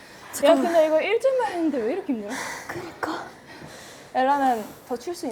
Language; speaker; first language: Korean; native; Korean